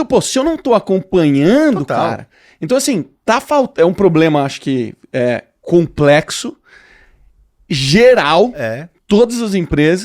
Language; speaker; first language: Portuguese; native; Portuguese